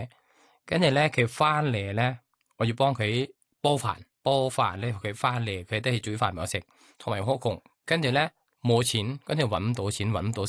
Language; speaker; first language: Cantonese; non-native, learner; Thai